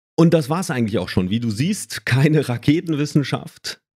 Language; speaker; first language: German; native; German